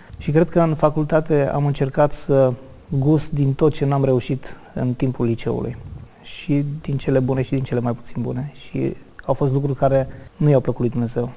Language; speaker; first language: Romanian; native; Romanian